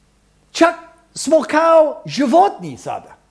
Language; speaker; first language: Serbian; early bilingual, heritage; Serbian